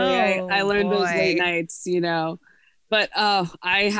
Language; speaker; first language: English; native; English